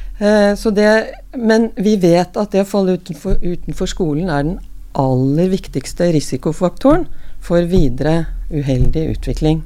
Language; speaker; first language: Norwegian; native; Norwegian